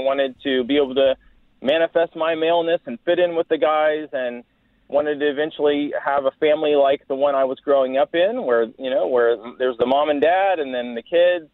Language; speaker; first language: English; native; English